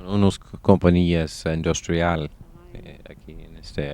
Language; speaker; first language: Spanish; non-native, fluent; English